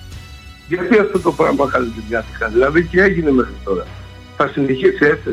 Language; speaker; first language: Greek; native; Greek